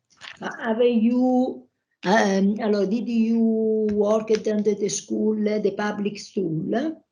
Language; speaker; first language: English; non-native, learner; Italian